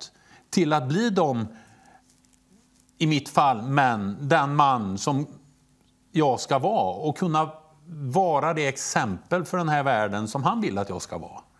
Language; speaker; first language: Swedish; native; Swedish